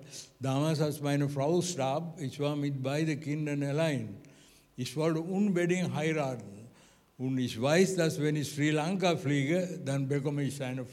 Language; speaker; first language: German; non-native, learner; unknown